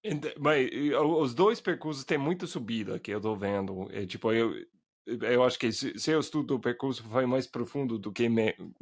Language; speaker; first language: Portuguese; non-native, fluent; English